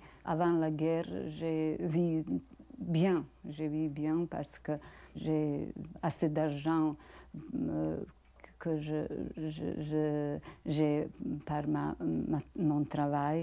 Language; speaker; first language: French; non-native, learner; Bosnian